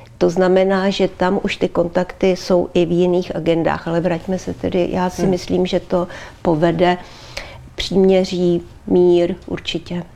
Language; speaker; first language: Czech; native; Czech